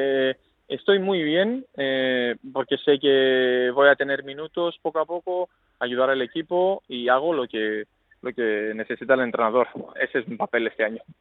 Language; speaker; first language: Spanish; non-native, fluent; Greek